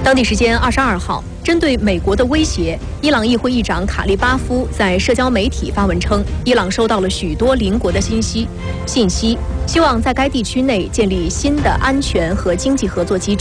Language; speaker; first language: Chinese; native; Chinese